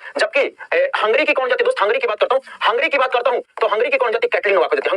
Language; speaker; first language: Hindi; native; Hindi